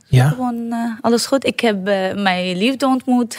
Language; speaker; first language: Dutch; non-native, learner; Arabic